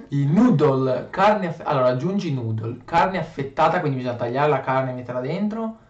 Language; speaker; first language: Italian; native; Italian